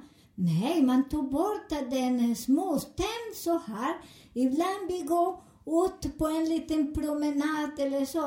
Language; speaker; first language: Swedish; non-native, learner; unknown